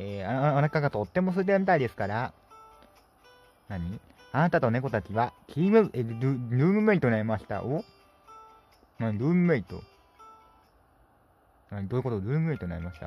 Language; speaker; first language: Japanese; native; Japanese